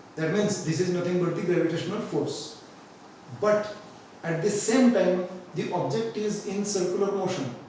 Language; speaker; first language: English; non-native, local second language; Marathi